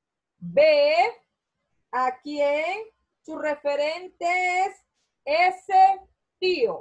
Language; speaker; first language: Spanish; non-native, fluent; Portuguese